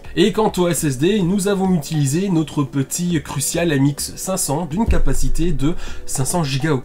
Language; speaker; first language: French; native; French